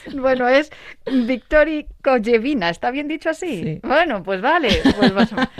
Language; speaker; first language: Spanish; native; Spanish